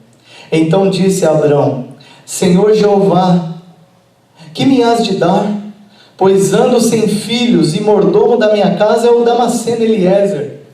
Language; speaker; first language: Portuguese; native; Portuguese